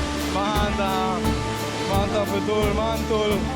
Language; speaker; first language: Indonesian; non-native, learner; Danish